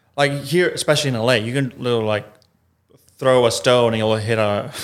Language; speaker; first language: English; non-native, fluent; Italian